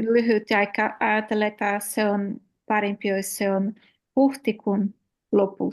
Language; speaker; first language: Finnish; non-native, learner; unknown